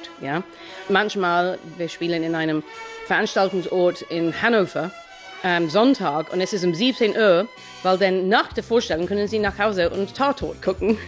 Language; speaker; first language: German; non-native, fluent; English